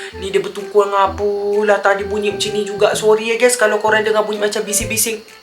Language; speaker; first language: Malay; native; Malay